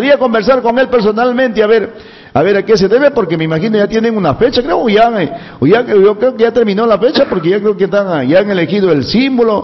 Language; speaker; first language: Spanish; native; Spanish